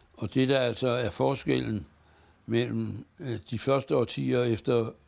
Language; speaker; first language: Danish; native; Danish